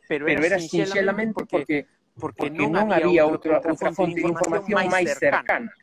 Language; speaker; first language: Galician; non-native, local second language; Spanish